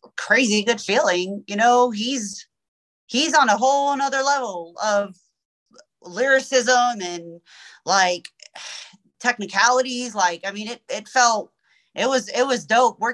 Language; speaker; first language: English; early bilingual, other home language; Persian